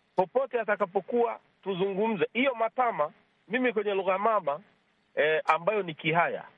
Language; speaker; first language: Swahili; native; Swahili